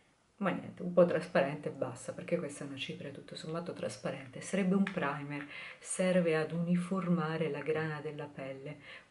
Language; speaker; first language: Italian; native; Italian